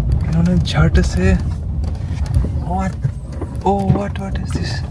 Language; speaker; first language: English; non-native, local second language; Hindi